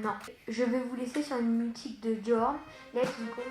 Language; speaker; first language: French; native; French